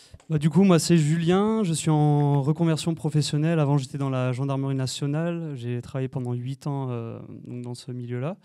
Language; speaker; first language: French; native; French